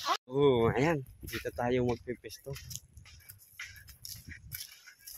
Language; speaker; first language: Filipino; non-native, local second language; Bikol